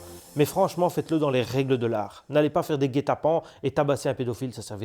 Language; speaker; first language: French; native; French